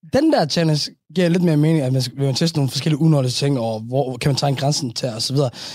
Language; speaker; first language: Danish; early bilingual, other home language; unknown